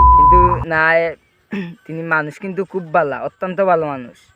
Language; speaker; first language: Bangla; non-native, local second language; Sylheti